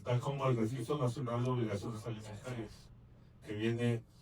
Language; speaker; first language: Spanish; native; Spanish